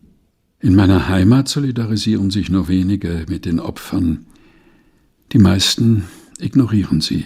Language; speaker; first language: German; non-native, fluent; Portuguese